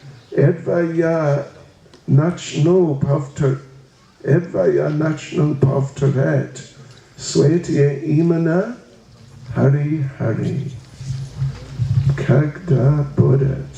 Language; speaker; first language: Russian; non-native, learner; English